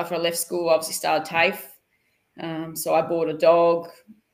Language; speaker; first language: English; native; English